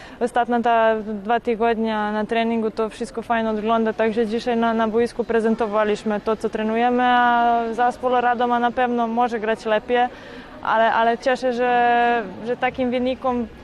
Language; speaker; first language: Polish; non-native, learner; Serbian